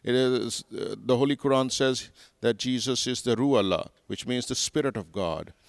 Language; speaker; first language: English; non-native, local second language; Urdu